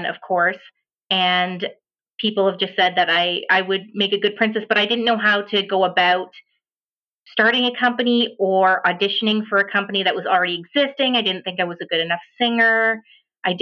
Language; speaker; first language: English; native; English